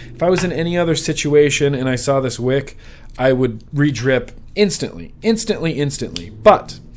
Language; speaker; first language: English; native; English